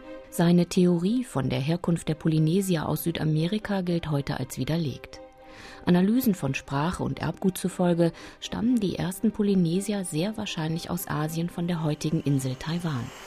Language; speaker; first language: German; native; German